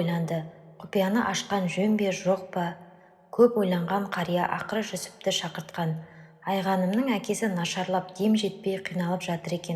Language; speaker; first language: Kazakh; native; Kazakh